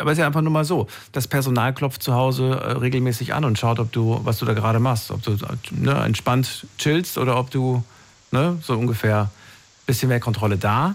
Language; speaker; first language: German; native; German